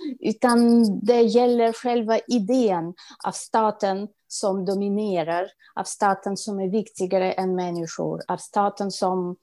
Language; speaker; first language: Swedish; non-native, fluent; Russian